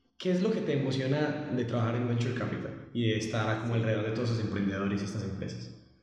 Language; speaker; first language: Spanish; native; Spanish